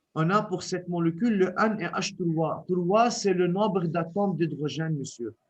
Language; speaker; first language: French; non-native, local second language; Arabic